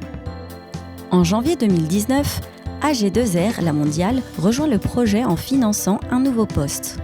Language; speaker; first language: French; native; French